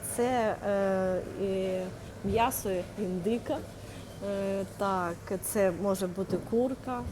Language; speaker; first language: Ukrainian; native; Ukrainian